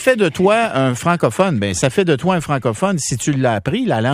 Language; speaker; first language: French; native; French